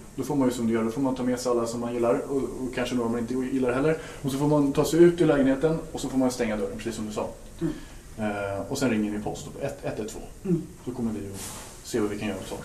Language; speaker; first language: Swedish; native; Swedish